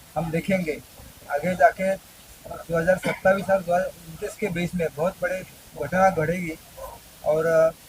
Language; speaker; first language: Hindi; non-native, local second language; Marathi